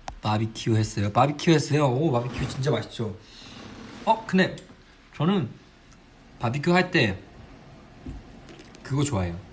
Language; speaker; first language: Korean; non-native, fluent; Chinese